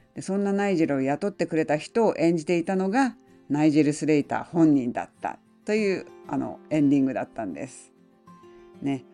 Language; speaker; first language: Japanese; native; Japanese